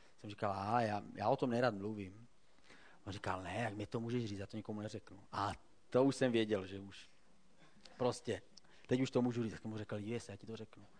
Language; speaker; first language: Czech; native; Czech